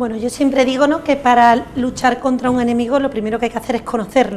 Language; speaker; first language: Spanish; native; Spanish